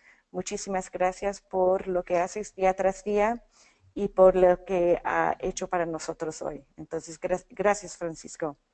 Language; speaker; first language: Spanish; non-native, fluent; English